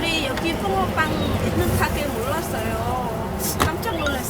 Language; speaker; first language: Korean; non-native, learner; Khmer